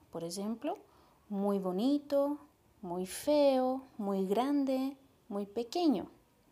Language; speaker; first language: Spanish; non-native, fluent; Portuguese